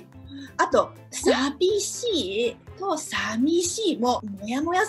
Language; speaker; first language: Japanese; non-native, fluent; Cantonese